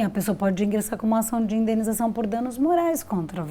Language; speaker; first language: Portuguese; native; Portuguese